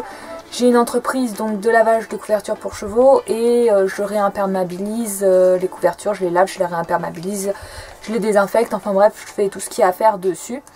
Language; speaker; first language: French; native; French